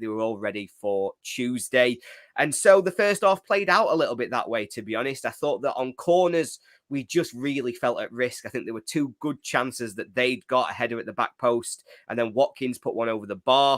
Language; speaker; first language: English; native; English